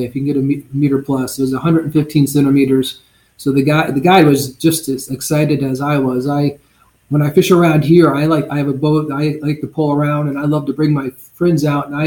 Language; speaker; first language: English; native; English